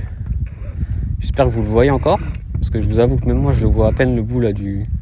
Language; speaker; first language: French; native; French